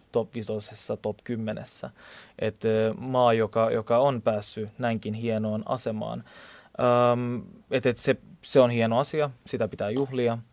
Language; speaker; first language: Finnish; non-native, fluent; Turkish